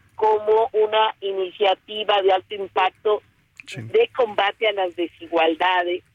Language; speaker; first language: Spanish; native; Spanish